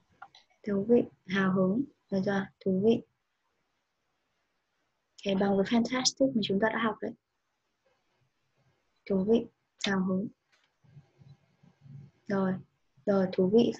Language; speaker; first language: Vietnamese; native; Vietnamese